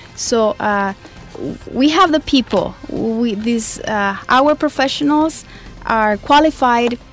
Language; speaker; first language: English; non-native, fluent; Spanish